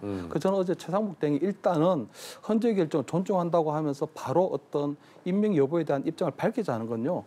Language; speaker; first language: Korean; native; Korean